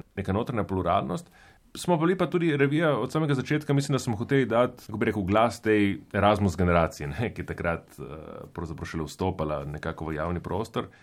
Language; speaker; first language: Slovenian; native; Slovenian